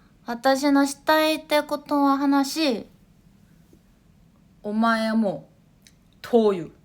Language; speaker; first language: Japanese; non-native, learner; Korean